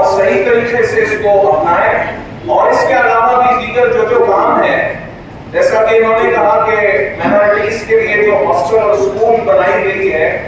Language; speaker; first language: Urdu; native; Urdu